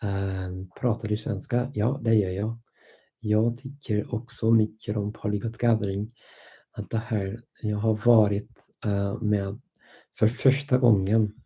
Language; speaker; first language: Swedish; non-native, fluent; English